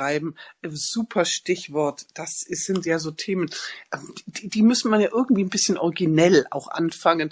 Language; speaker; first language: German; native; German